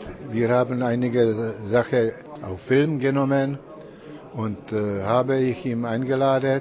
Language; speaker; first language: German; non-native, learner; Czech